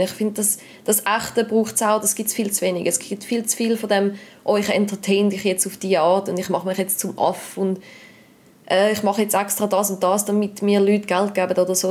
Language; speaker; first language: German; native; German